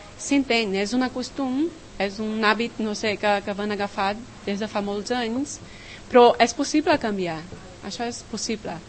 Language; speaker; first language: Catalan; non-native, fluent; Portuguese